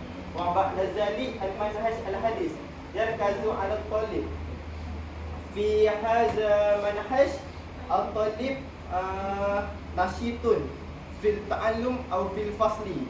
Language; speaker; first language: Arabic; non-native, learner; Malay